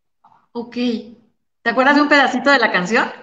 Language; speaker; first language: Spanish; native; Spanish